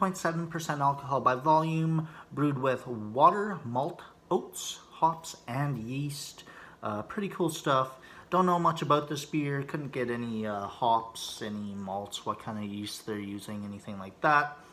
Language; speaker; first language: English; native; English